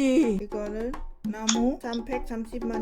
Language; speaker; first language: Korean; non-native, learner; Lao